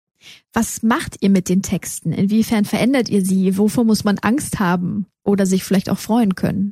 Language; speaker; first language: German; native; German